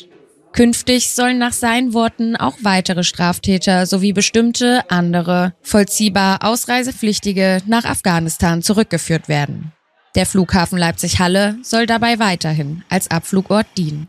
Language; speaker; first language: German; native; German